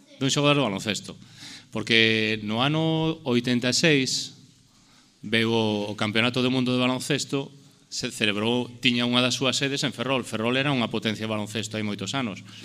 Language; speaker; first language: Galician; non-native, local second language; Spanish